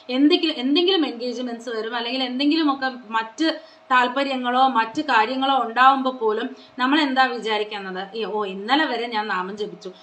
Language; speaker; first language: Malayalam; non-native, local second language; Konkani